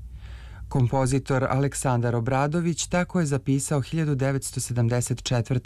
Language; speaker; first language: Serbian; native; Serbian